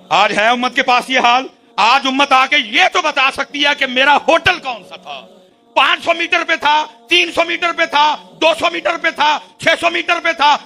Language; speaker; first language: Urdu; non-native, local second language; Punjabi